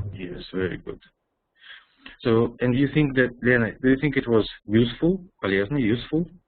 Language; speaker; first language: English; non-native, fluent; Russian